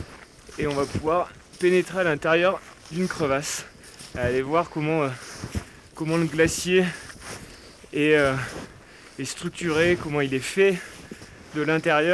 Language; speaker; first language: French; native; French